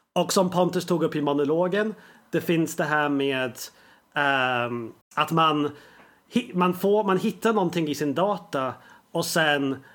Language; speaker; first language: Swedish; non-native, fluent; English